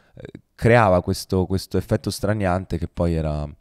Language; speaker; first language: Italian; native; Italian